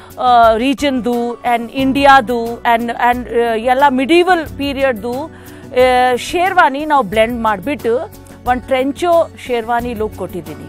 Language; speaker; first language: Kannada; non-native, local second language; Hindi